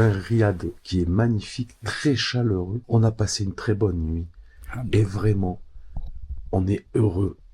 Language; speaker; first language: French; native; French